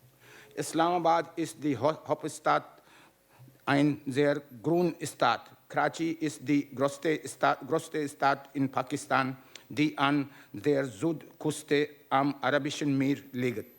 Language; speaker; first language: German; non-native, learner; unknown